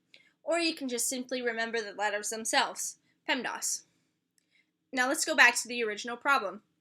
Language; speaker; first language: English; native; English